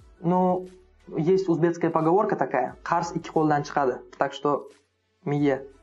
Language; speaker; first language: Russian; non-native, local second language; Uzbek